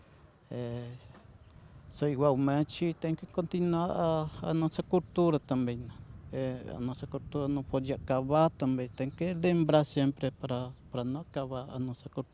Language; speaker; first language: Portuguese; non-native, local second language; Guarani